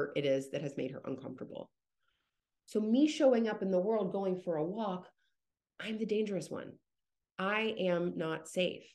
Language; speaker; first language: English; native; English